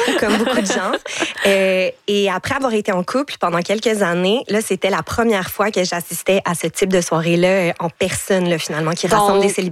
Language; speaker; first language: French; native; French